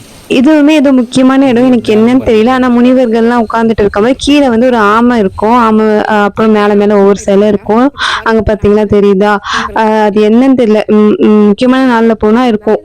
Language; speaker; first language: Tamil; native; Tamil